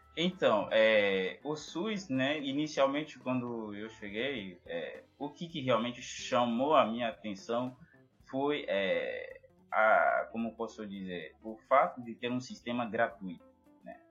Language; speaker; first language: Portuguese; non-native, fluent; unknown